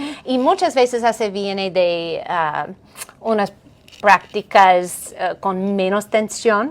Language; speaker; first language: Spanish; non-native, fluent; English